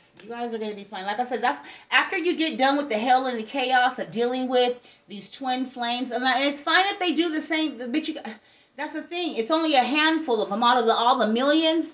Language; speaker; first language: English; native; English